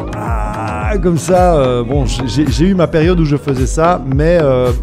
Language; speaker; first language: French; native; French